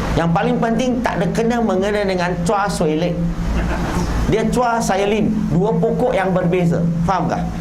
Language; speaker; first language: Malay; non-native, local second language; Chinese